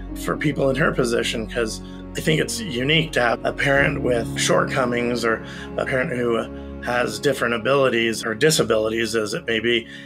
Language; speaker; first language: English; native; English